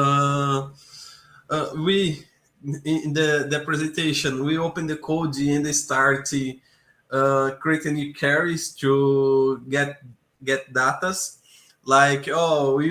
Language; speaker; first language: English; non-native, learner; Portuguese